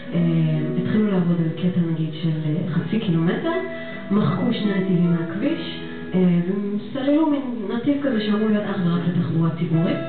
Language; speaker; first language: Hebrew; native; Hebrew